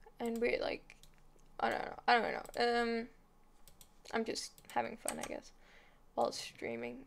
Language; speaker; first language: English; non-native, fluent; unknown